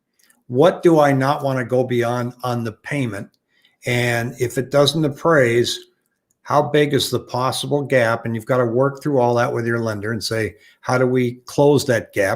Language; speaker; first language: English; native; English